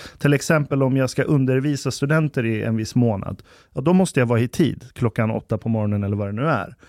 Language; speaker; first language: Swedish; early bilingual, other home language; Persian